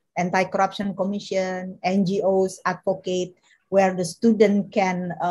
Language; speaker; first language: English; non-native, fluent; Indonesian